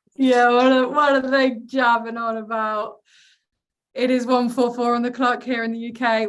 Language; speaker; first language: English; native; English